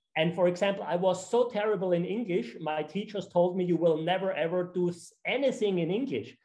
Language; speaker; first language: English; non-native, fluent; German